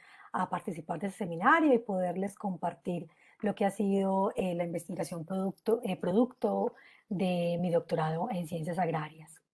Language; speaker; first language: Spanish; native; Spanish